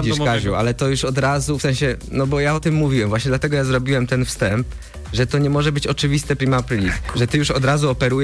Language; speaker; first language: Polish; native; Polish